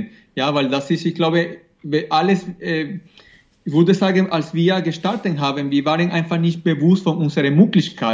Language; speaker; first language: German; non-native, fluent; Spanish